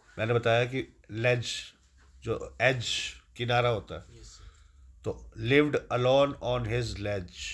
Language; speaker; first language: Hindi; native; Hindi